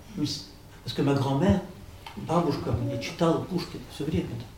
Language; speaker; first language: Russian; early bilingual, heritage; Russian